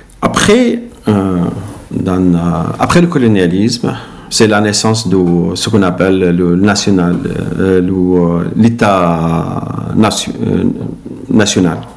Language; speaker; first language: French; non-native, learner; Arabic